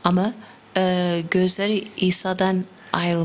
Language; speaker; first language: Turkish; non-native, fluent; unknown